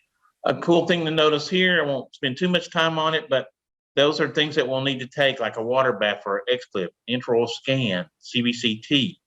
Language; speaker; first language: English; native; English